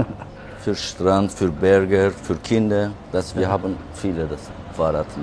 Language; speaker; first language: German; non-native, learner; Turkish